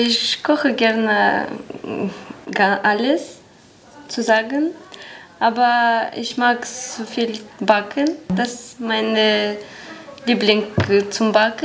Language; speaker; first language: German; non-native, learner; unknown